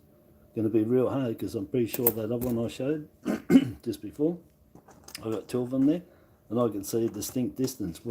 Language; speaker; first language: English; native; English